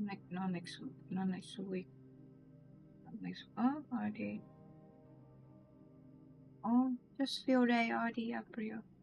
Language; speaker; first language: English; non-native, learner; Vietnamese